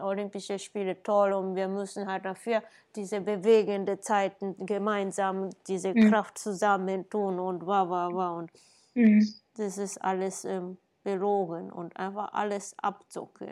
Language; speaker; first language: German; non-native, fluent; Japanese